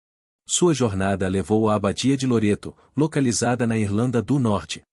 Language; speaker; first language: Portuguese; native; Portuguese